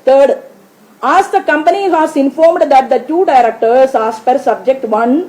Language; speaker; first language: English; non-native, local second language; Malayalam